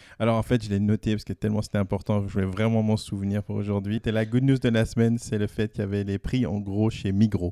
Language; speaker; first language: French; native; French